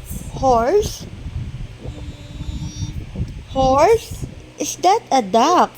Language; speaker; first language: English; non-native, local second language; Filipino